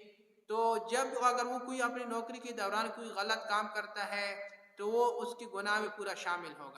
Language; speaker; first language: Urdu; non-native, local second language; Pashto